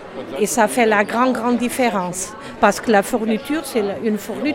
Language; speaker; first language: French; non-native, learner; German